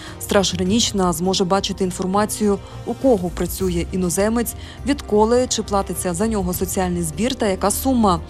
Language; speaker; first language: Ukrainian; native; Ukrainian